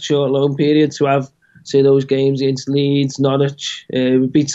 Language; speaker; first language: English; native; English